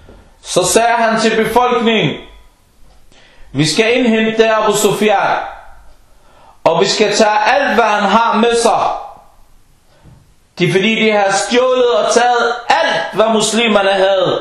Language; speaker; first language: Danish; non-native, local second language; Arabic